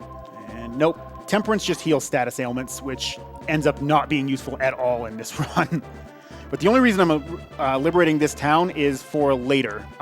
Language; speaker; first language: English; native; English